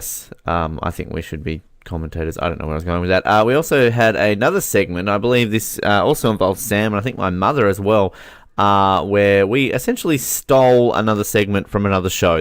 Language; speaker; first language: English; native; English